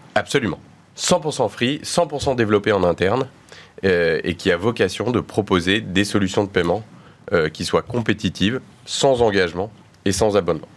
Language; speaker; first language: French; native; French